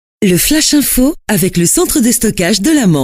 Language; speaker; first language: French; native; French